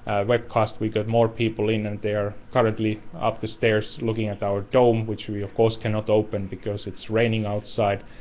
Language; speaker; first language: English; non-native, fluent; Finnish